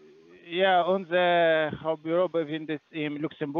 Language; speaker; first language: German; non-native, learner; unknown